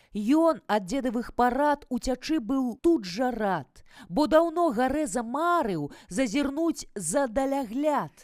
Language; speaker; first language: Belarusian; native; Belarusian